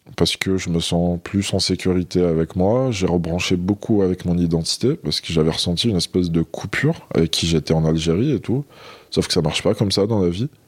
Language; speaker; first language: French; non-native, local second language; Arabic